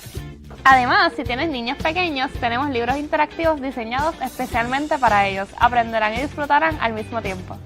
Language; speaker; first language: Spanish; native; Spanish